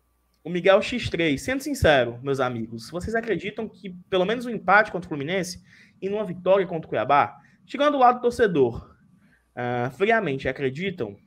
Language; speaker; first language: Portuguese; native; Portuguese